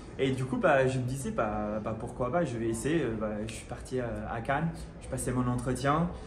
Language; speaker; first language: French; non-native, fluent; German